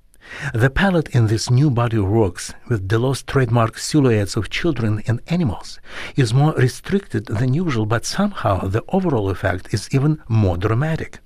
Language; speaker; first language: English; non-native, fluent; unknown